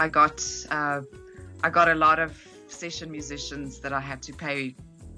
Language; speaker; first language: English; native; English